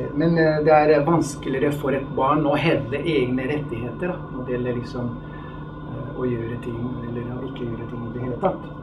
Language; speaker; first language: Norwegian; non-native, fluent; Italian